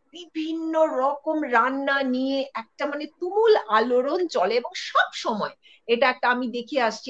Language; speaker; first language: Bangla; native; Bangla